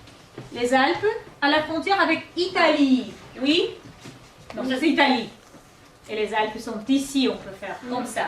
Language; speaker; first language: French; non-native, fluent; Russian